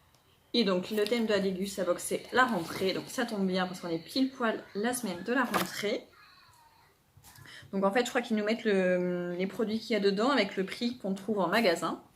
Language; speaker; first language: French; native; French